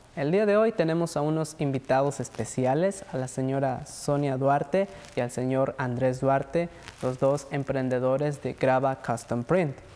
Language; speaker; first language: Spanish; native; Spanish